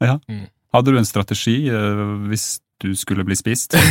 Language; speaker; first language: Norwegian; native; Norwegian